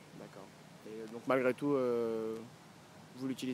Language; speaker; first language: French; native; French